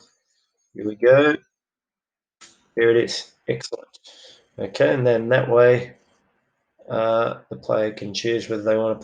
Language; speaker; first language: English; native; English